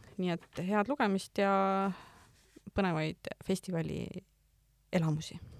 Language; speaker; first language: Estonian; native; Estonian